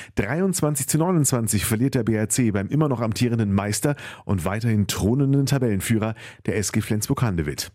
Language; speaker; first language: German; native; German